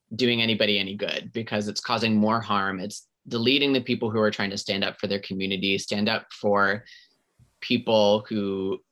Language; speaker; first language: English; native; English